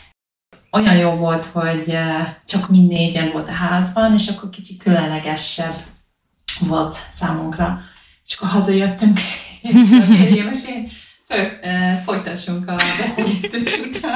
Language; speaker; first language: Hungarian; non-native, learner; English